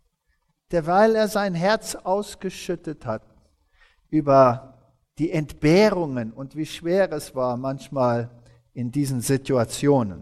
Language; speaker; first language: German; early bilingual, heritage; German